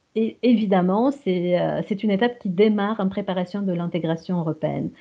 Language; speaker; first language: French; non-native, fluent; Romanian